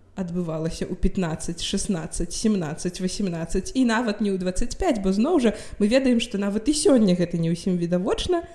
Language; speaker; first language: Belarusian; non-native, local second language; Russian